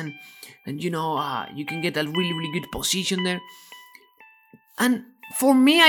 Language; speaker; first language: English; non-native, fluent; Spanish